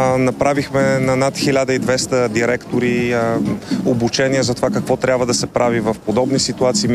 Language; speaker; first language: Bulgarian; native; Bulgarian